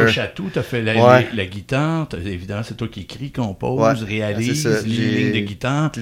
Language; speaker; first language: French; native; French